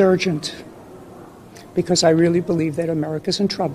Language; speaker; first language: English; native; English